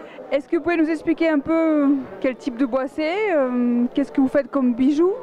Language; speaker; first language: French; native; French